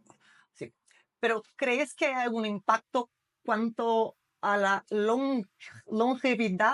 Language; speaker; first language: Spanish; non-native, fluent; Portuguese